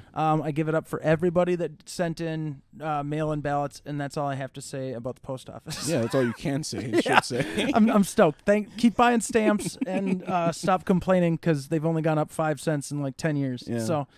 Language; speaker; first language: English; native; English